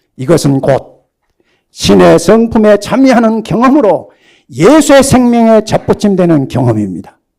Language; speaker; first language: Korean; native; Korean